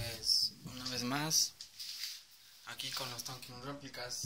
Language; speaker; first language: Spanish; native; Spanish